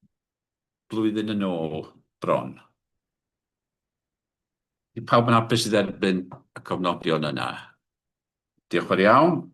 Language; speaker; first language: Welsh; native; Welsh